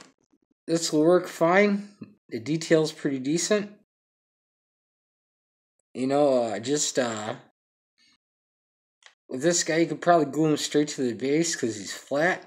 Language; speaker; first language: English; native; English